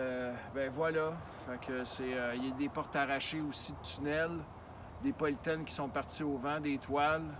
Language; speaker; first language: French; native; French